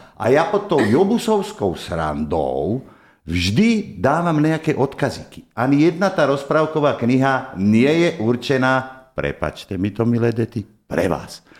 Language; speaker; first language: Slovak; native; Slovak